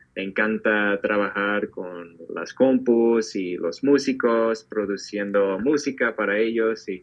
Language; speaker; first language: Spanish; non-native, fluent; English